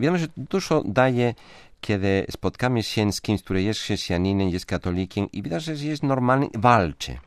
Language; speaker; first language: Polish; non-native, fluent; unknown